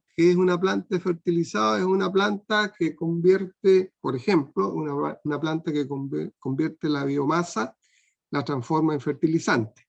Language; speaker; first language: Spanish; non-native, fluent; Portuguese